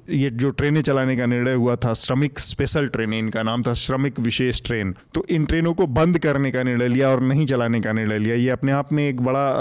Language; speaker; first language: Hindi; native; Hindi